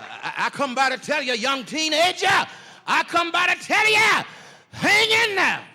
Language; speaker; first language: English; native; English